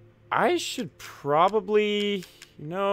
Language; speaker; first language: English; native; English